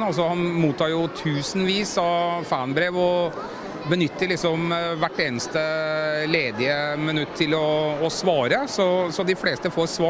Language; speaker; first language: Norwegian; native; Norwegian